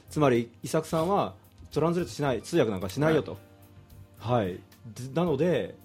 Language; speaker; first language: Japanese; native; Japanese